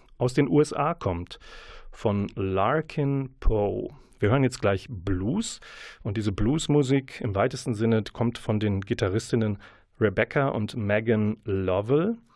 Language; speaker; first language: German; native; German